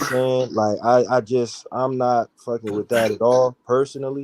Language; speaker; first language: English; native; English